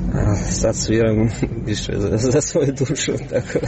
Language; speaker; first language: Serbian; non-native, learner; Russian